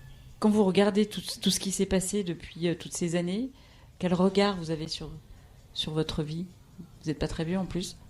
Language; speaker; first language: French; native; French